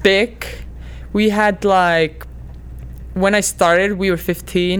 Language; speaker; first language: English; non-native, fluent; Icelandic